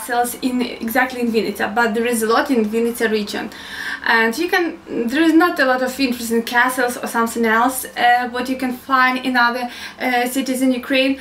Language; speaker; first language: English; non-native, learner; Ukrainian